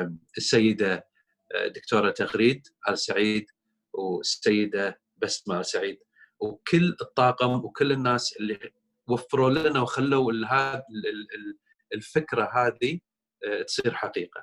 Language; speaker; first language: Arabic; native; Arabic